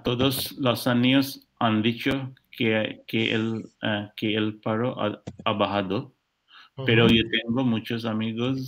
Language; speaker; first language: Spanish; non-native, learner; English